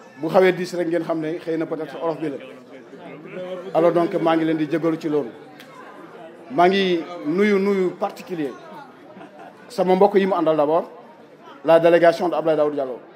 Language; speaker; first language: Wolof; non-native, local second language; Fula